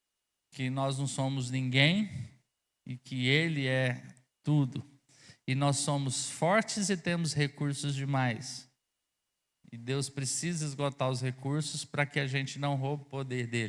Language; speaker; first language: Portuguese; native; Portuguese